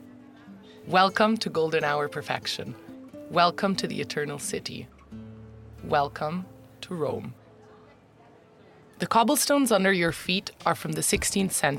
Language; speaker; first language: English; non-native, fluent; Italian